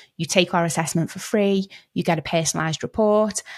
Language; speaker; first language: English; native; English